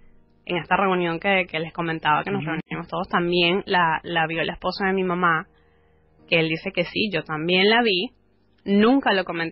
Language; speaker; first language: Spanish; native; Spanish